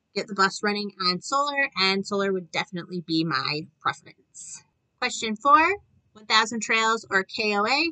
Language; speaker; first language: English; native; English